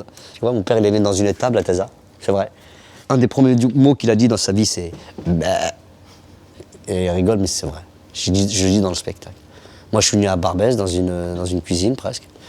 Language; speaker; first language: French; early bilingual, other home language; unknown